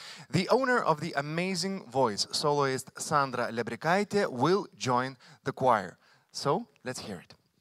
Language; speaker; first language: English; non-native, fluent; Lithuanian